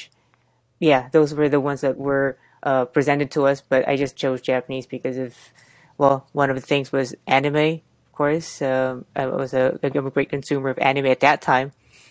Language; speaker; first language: English; non-native, local second language; Cebuano